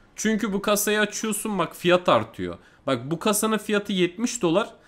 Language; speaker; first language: Turkish; native; Turkish